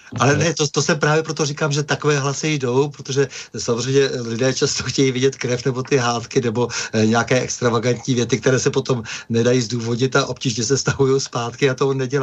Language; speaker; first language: Czech; native; Czech